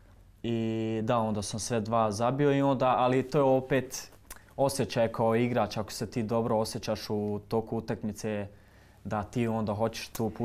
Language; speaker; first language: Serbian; early bilingual, heritage; Croatian